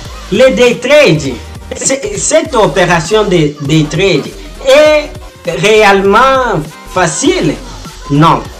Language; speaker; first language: French; non-native, learner; Portuguese